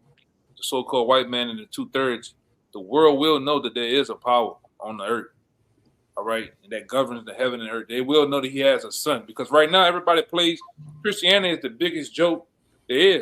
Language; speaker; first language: English; native; English